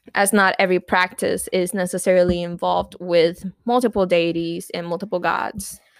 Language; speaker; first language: English; non-native, fluent; Spanish